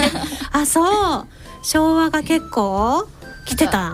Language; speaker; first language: Japanese; native; Japanese